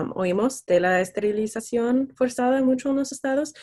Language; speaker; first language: Spanish; non-native, fluent; English